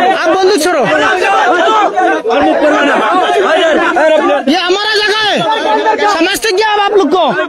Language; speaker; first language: Hindi; non-native, learner; Bangla